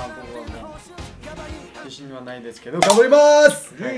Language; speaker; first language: Japanese; non-native, learner; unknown